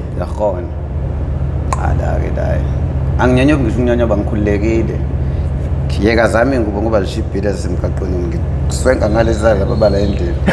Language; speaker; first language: Zulu; native; Zulu